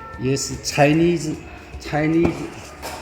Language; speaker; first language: English; non-native, learner; Chinese